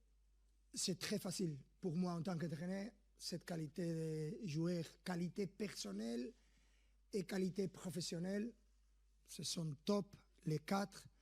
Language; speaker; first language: French; non-native, fluent; Spanish